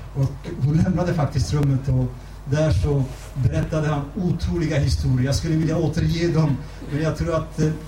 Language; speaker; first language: Swedish; non-native, fluent; Turkish